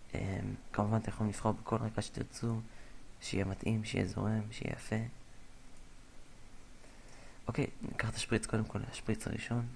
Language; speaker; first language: Hebrew; native; Hebrew